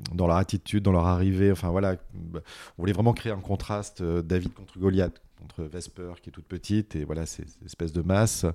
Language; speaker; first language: French; native; French